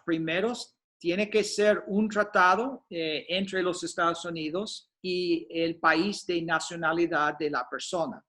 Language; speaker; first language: Spanish; non-native, fluent; English